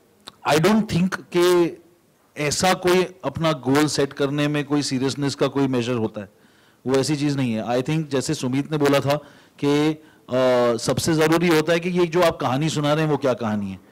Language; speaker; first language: Hindi; native; Hindi